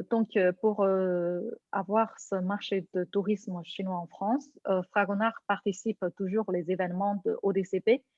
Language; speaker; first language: French; non-native, fluent; Chinese